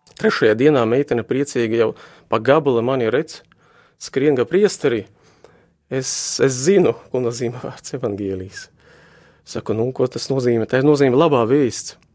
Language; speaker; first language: Latvian; non-native, local second language; Russian